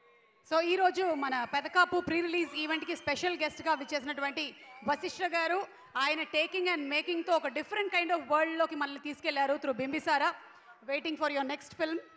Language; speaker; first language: Telugu; native; Telugu